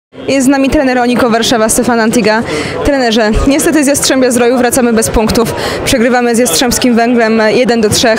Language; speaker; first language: Polish; native; Polish